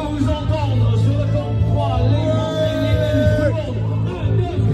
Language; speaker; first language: French; native; French